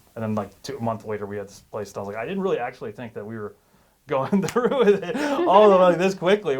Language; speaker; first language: English; native; English